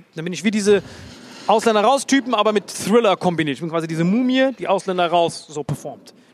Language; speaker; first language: German; early bilingual, other home language; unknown